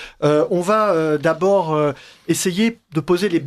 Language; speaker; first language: French; native; French